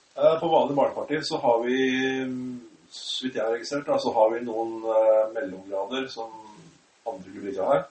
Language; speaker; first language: Norwegian; native; Norwegian